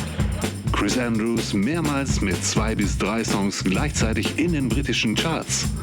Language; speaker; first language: German; native; German